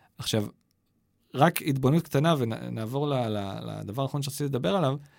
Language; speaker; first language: Hebrew; native; Hebrew